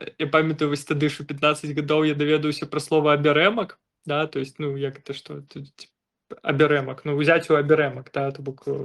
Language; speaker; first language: Belarusian; non-native, local second language; Russian